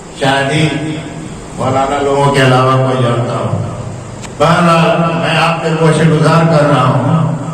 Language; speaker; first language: Urdu; native; Urdu